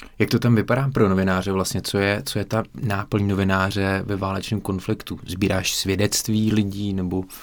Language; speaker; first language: Czech; native; Czech